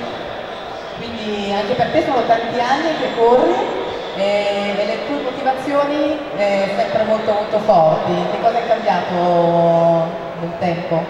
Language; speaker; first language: Italian; native; Italian